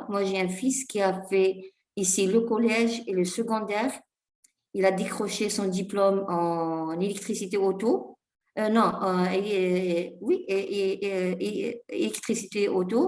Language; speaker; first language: French; non-native, fluent; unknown